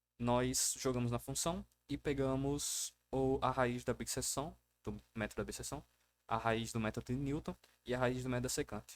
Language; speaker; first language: Portuguese; native; Portuguese